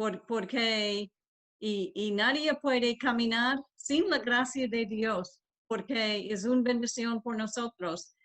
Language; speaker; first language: Spanish; non-native, learner; English